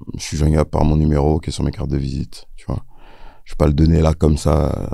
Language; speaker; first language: French; early bilingual, other home language; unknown